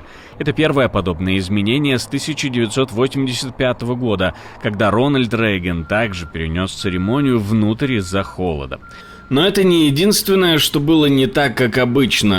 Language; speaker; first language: Russian; native; Russian